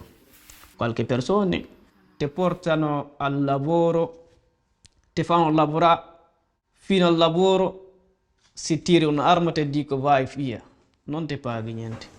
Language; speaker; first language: Italian; non-native, learner; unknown